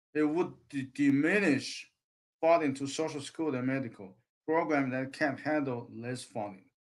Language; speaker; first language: English; non-native, fluent; Chinese